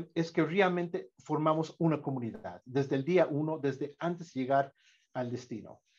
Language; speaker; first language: Spanish; non-native, fluent; English